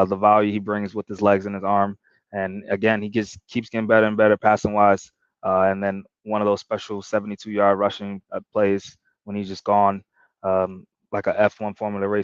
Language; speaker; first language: English; native; English